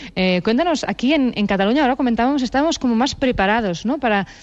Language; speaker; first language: Spanish; non-native, local second language; Catalan